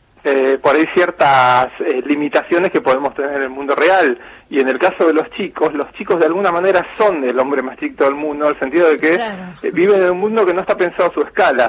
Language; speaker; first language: Spanish; native; Spanish